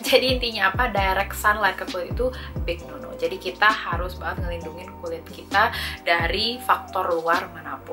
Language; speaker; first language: Indonesian; native; Indonesian